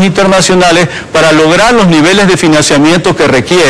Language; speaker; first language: Spanish; native; Spanish